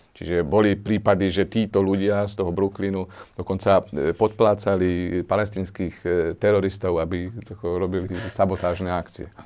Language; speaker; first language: Slovak; native; Slovak